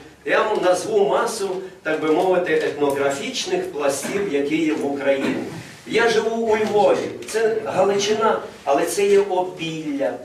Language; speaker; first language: Ukrainian; native; Ukrainian